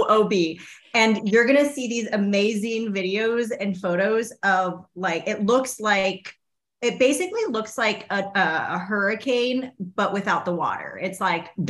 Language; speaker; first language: English; native; English